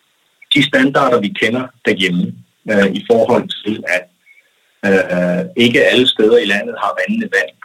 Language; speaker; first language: Danish; non-native, local second language; Kalaallisut